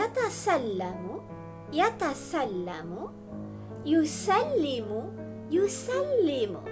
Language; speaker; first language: Arabic; non-native, fluent; Malay